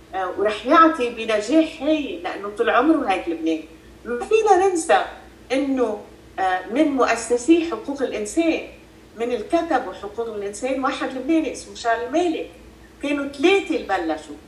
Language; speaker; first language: Arabic; native; Arabic